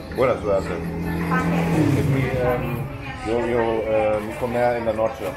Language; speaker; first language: Spanish; non-native, learner; German